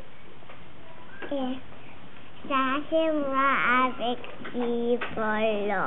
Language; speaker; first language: French; non-native, learner; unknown